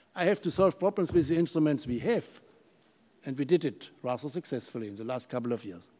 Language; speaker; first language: English; non-native, fluent; German